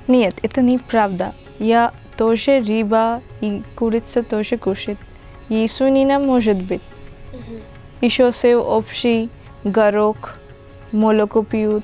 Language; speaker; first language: Russian; non-native, learner; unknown